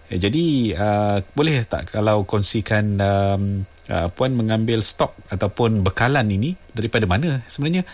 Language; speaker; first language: Malay; non-native, local second language; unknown